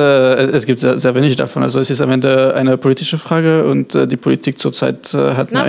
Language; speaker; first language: German; non-native, fluent; French